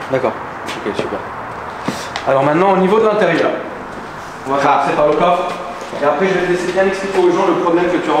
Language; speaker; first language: French; native; French